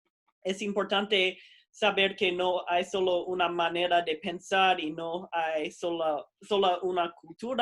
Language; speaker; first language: Spanish; non-native, fluent; English